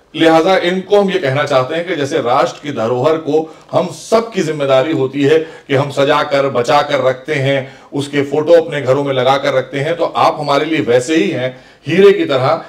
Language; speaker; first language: Hindi; native; Hindi